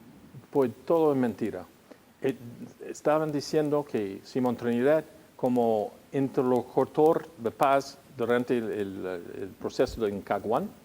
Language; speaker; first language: Spanish; non-native, fluent; English